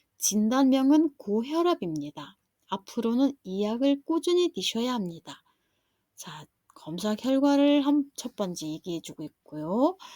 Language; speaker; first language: Korean; non-native, fluent; Mongolian